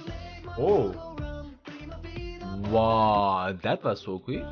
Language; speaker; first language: English; non-native, learner; Turkish